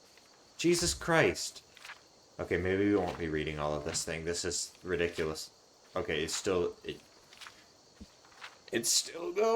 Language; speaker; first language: English; native; English